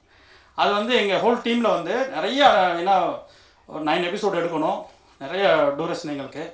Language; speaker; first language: Tamil; native; Tamil